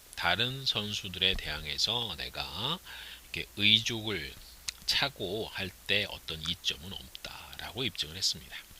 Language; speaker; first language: Korean; native; Korean